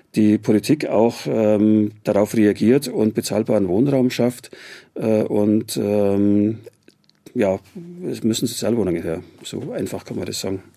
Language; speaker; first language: German; native; German